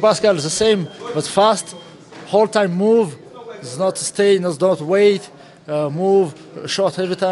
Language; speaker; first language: English; non-native, learner; Russian